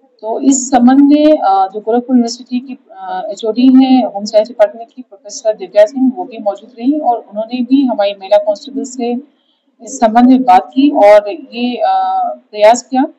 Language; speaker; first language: Hindi; native; Hindi